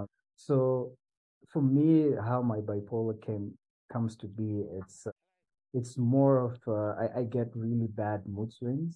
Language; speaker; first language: English; non-native, local second language; Swahili